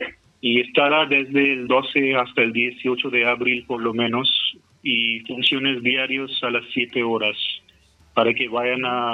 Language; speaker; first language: Spanish; non-native, fluent; Hindi